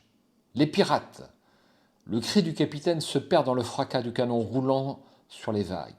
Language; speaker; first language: French; native; French